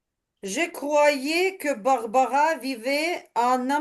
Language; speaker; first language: French; non-native, learner; Ukrainian